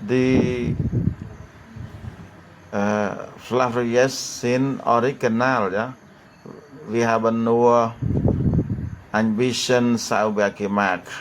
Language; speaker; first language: German; non-native, fluent; Khmer